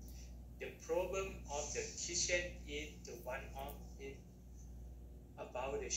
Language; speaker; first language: English; non-native, learner; Thai